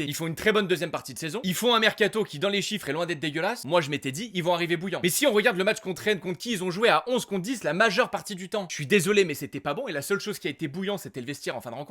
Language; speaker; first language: French; native; French